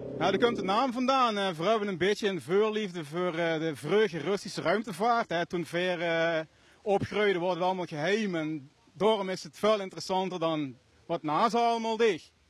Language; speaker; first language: Dutch; native; Dutch